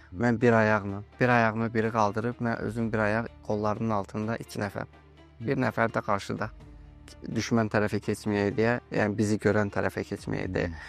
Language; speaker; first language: Azerbaijani; native; Azerbaijani